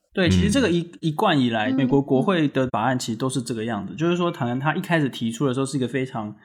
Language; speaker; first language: Chinese; native; Chinese